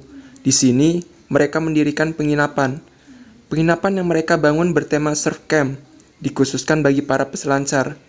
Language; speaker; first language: Indonesian; native; Indonesian